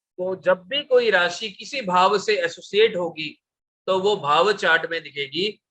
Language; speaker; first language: Hindi; non-native, local second language; Bangla